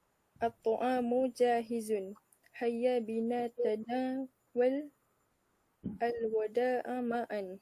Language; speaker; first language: Arabic; non-native, learner; Malay